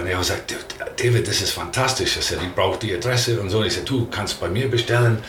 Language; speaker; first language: German; non-native, learner; English